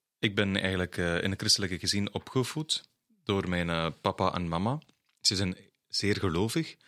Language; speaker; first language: Dutch; non-native, fluent; Tamil